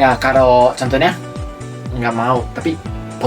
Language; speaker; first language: Indonesian; non-native, fluent; Japanese